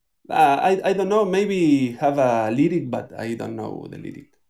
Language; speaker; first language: English; non-native, learner; Spanish